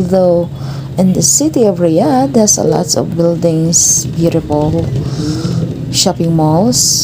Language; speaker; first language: English; non-native, local second language; Filipino